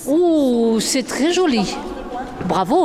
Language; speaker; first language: French; native; French